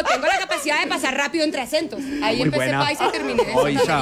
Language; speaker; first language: Spanish; native; Spanish